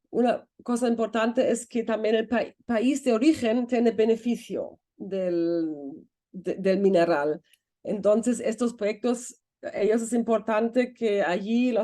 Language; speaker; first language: Spanish; non-native, fluent; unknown